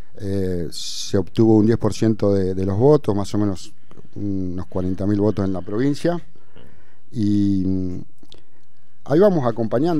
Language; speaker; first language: Spanish; native; Spanish